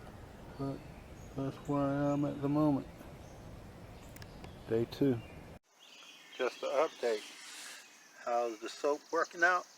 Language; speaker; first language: English; native; English